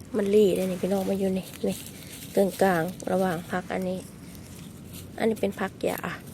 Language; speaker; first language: Thai; native; Thai